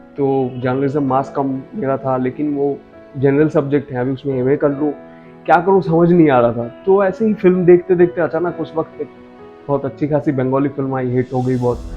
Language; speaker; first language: Hindi; non-native, local second language; Bangla